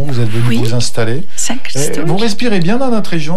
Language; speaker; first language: French; native; French